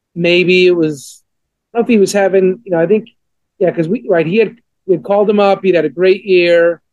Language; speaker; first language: English; native; English